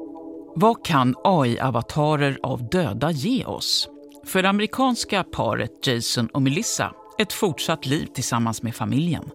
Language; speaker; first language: Swedish; native; Swedish